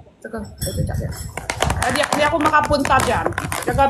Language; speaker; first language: Filipino; non-native, learner; Chinese